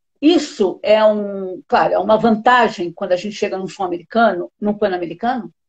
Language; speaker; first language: Portuguese; native; Portuguese